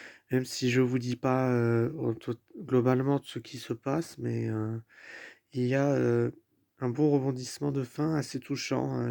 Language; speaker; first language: French; native; French